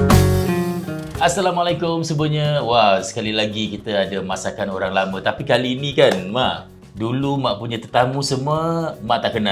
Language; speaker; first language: Malay; native; Malay